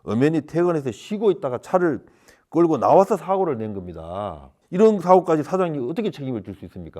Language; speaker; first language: Korean; native; Korean